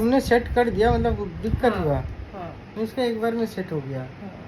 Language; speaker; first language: Hindi; non-native, local second language; Bangla